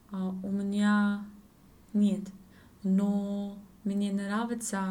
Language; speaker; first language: Russian; non-native, learner; English